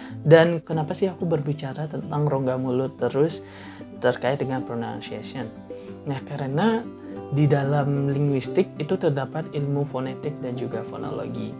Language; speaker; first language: Indonesian; non-native, local second language; Balinese